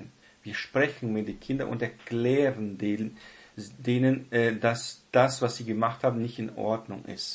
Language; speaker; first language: German; non-native, fluent; Portuguese